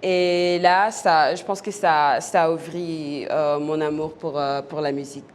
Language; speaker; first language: French; non-native, local second language; Kinyarwanda